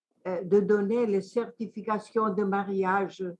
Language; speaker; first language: French; non-native, fluent; Greek